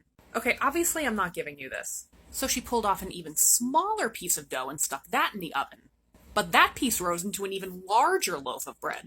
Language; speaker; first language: English; native; English